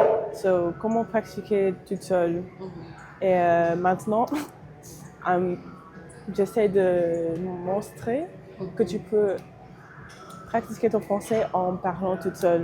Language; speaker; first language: French; non-native, fluent; English